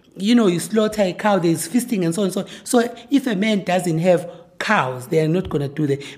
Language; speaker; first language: English; non-native, local second language; Zulu